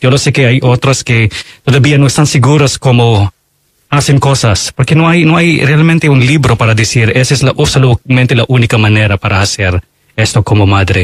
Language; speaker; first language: Spanish; non-native, fluent; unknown